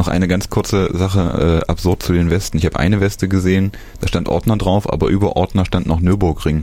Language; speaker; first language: German; native; German